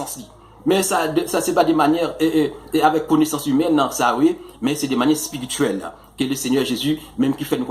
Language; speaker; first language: French; non-native, local second language; Haitian Creole